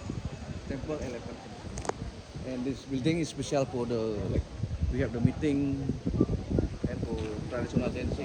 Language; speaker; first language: English; non-native, learner; Balinese